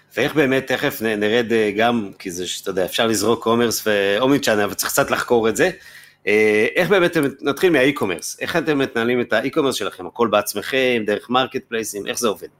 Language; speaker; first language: Hebrew; native; Hebrew